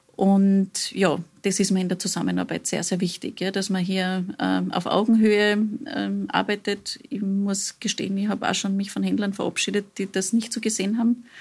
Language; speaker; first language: German; native; German